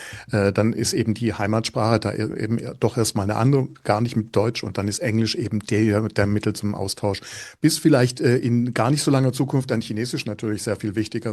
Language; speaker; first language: German; native; German